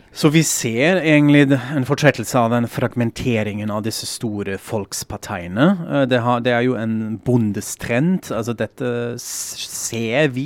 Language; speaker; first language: Norwegian; non-native, fluent; German